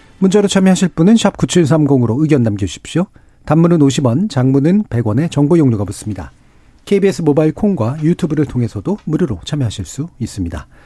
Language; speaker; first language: Korean; native; Korean